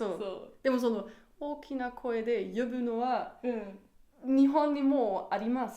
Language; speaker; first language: Japanese; non-native, learner; German